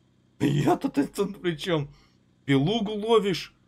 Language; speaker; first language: Russian; native; Russian